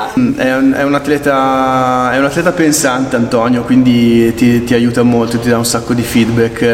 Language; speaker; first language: Italian; native; Italian